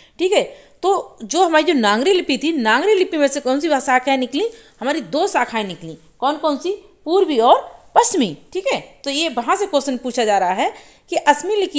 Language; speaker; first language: Hindi; native; Hindi